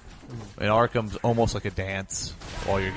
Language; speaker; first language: English; native; English